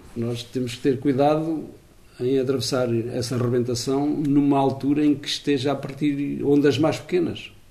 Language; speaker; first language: Portuguese; native; Portuguese